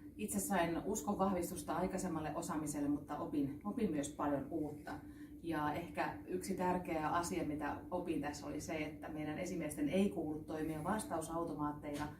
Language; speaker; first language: Finnish; native; Finnish